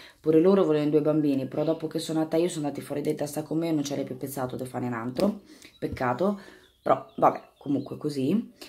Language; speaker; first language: Italian; native; Italian